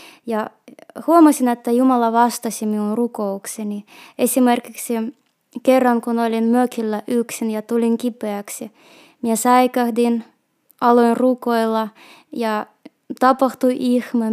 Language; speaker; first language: Finnish; non-native, fluent; Russian